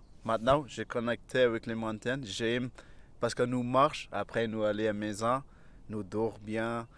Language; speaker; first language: French; non-native, learner; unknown